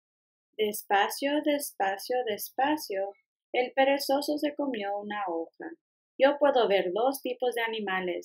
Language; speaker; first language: Spanish; early bilingual, heritage; Spanish